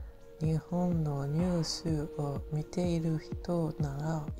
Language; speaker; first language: Japanese; non-native, learner; French